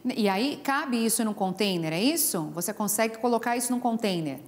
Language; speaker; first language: Portuguese; native; Portuguese